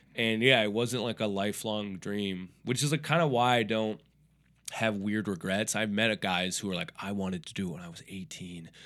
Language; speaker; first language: English; native; English